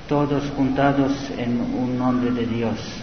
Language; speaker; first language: Spanish; non-native, learner; Serbian